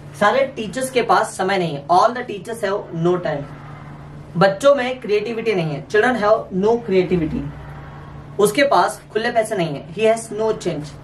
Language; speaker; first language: Hindi; native; Hindi